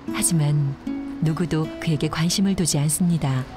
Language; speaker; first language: Korean; native; Korean